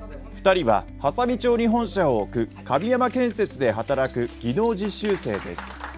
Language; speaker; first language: Japanese; native; Japanese